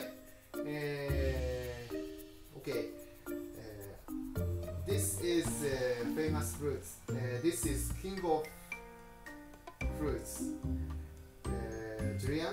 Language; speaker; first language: English; non-native, fluent; Japanese